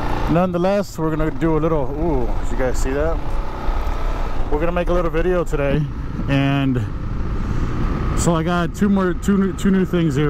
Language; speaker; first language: English; early bilingual, other home language; Spanish